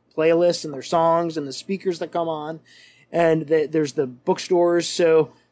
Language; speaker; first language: English; native; English